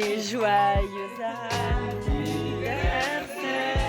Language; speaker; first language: French; native; French